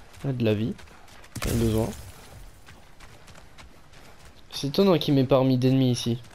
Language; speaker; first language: French; native; French